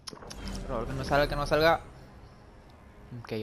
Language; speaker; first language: Spanish; native; Spanish